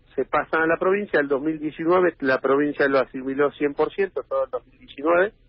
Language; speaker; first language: Spanish; native; Spanish